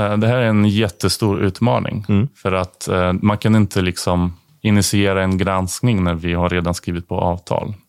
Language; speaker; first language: Swedish; non-native, fluent; Ukrainian